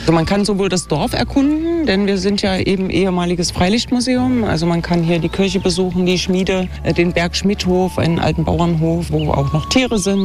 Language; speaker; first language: German; native; German